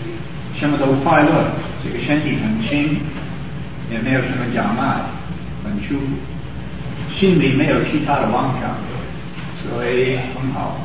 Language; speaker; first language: Chinese; non-native, fluent; English